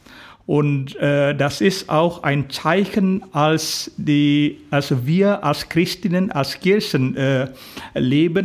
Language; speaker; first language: German; non-native, fluent; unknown